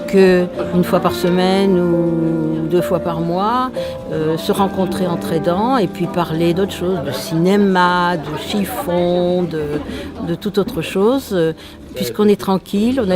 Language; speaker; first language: French; native; French